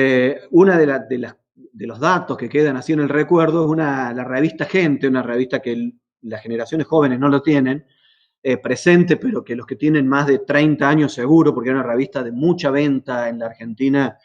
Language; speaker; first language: Spanish; native; Spanish